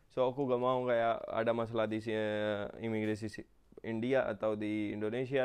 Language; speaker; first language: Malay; non-native, fluent; Urdu